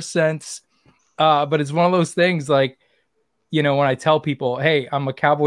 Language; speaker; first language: English; native; English